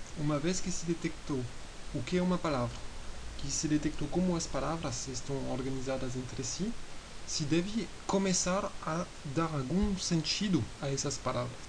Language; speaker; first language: Portuguese; non-native, fluent; French